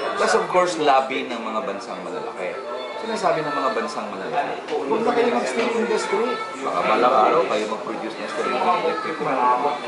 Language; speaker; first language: Filipino; non-native, local second language; Hiligaynon